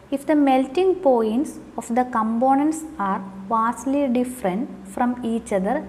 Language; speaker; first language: English; non-native, local second language; Malayalam